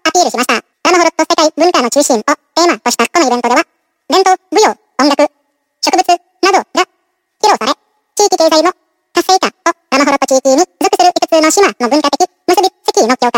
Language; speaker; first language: Japanese; non-native, fluent; Indonesian